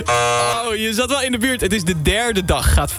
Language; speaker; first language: Dutch; native; Dutch